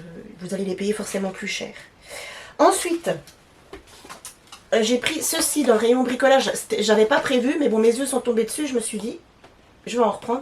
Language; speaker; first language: French; native; French